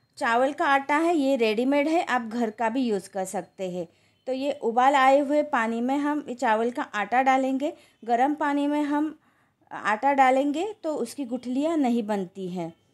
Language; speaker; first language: Hindi; non-native, local second language; Marathi